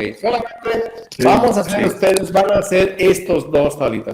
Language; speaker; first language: Spanish; native; Spanish